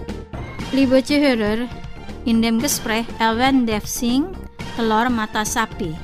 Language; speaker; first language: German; non-native, fluent; Indonesian